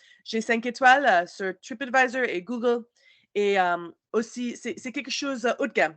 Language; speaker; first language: French; non-native, learner; English